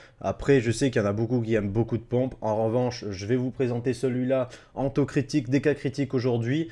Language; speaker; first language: French; native; French